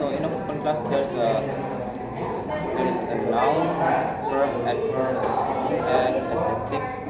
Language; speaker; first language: English; non-native, learner; Indonesian